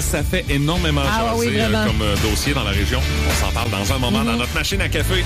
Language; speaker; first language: French; native; French